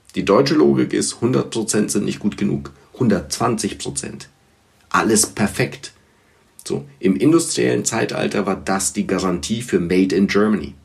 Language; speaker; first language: German; early bilingual, other home language; Bulgarian